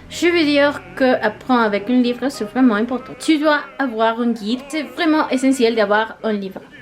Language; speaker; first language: French; non-native, learner; Spanish